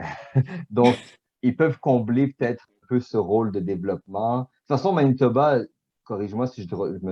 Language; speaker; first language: French; native; French